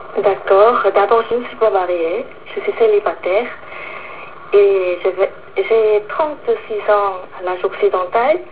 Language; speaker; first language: French; non-native, fluent; Korean